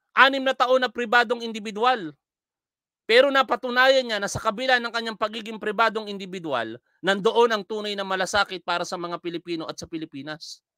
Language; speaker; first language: Filipino; native; Filipino